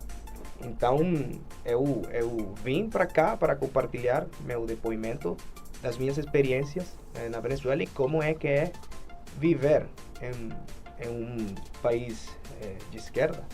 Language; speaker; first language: Portuguese; non-native, fluent; Spanish